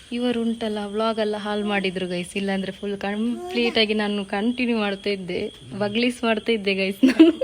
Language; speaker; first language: Kannada; non-native, local second language; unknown